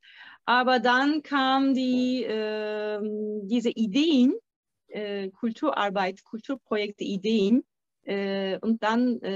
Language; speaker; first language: German; non-native, fluent; Turkish